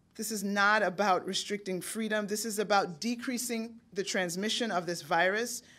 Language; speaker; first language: English; native; English